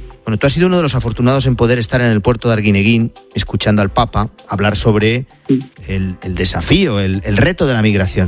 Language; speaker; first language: Spanish; native; Spanish